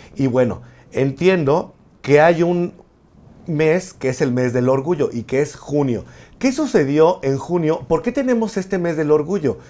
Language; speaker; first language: Spanish; native; Spanish